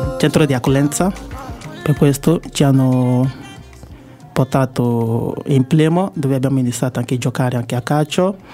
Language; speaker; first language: Italian; non-native, learner; Igbo